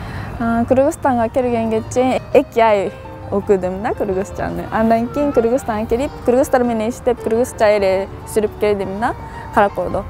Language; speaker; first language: Kyrgyz; non-native, fluent; Japanese